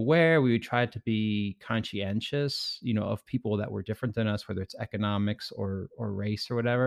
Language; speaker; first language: English; native; English